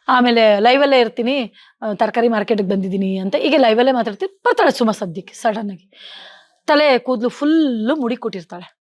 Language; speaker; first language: Kannada; native; Kannada